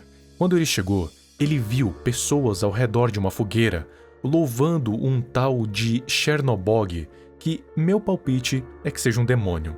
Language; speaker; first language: Portuguese; native; Portuguese